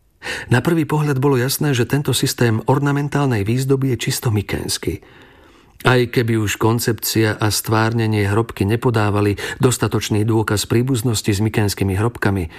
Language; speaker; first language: Slovak; native; Slovak